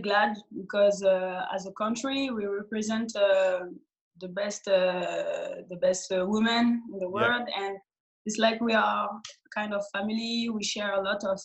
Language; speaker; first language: English; non-native, fluent; French